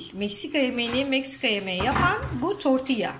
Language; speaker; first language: Turkish; native; Turkish